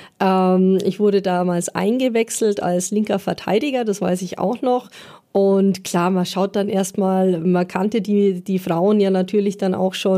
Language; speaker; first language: German; native; German